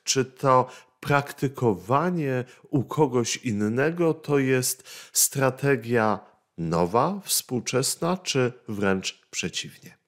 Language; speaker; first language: Polish; native; Polish